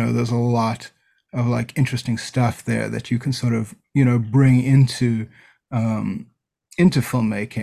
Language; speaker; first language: English; native; English